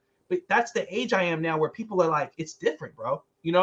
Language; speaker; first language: English; native; English